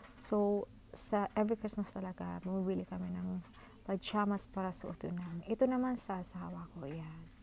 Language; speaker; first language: Filipino; non-native, local second language; Cebuano